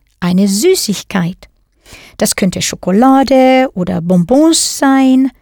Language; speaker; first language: German; non-native, fluent; English